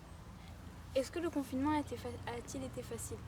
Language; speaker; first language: French; native; French